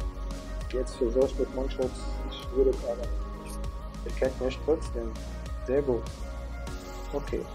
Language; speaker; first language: German; non-native, fluent; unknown